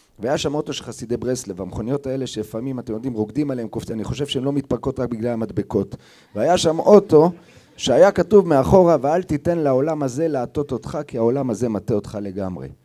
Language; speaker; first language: Hebrew; native; Hebrew